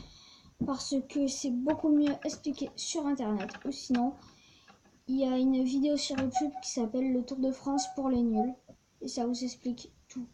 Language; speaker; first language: French; native; French